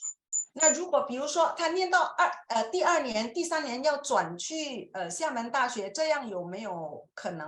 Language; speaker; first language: Chinese; non-native, fluent; Indonesian